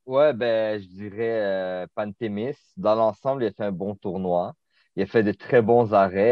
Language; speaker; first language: French; native; French